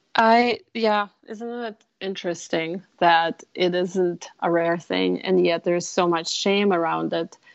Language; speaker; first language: English; non-native, fluent; Russian